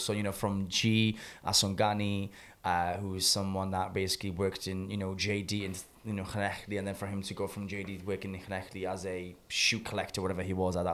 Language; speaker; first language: English; native; English